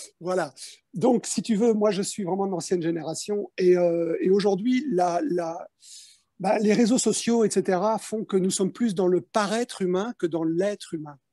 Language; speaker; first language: French; early bilingual, other home language; Spanish